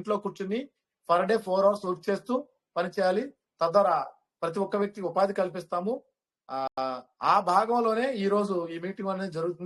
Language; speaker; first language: Telugu; native; Telugu